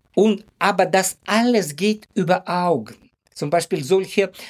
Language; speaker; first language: German; non-native, learner; Ukrainian